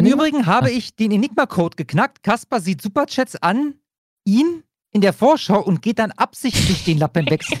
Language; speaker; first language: German; native; German